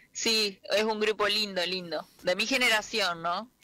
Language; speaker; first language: Spanish; native; Spanish